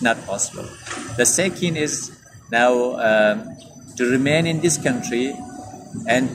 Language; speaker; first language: English; non-native, fluent; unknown